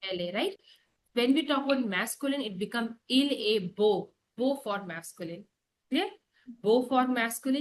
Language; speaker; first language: French; non-native, learner; Hindi